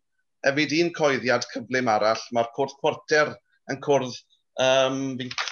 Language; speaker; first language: Welsh; native; Welsh